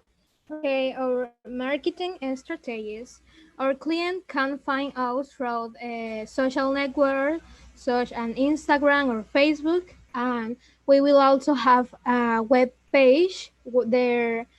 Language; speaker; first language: English; non-native, learner; Spanish